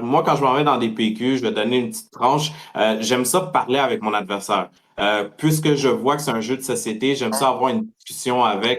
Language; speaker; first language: French; native; French